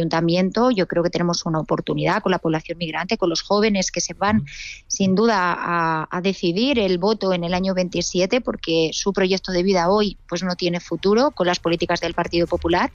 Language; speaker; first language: Spanish; native; Spanish